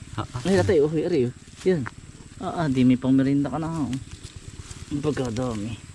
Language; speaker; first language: Filipino; native; Filipino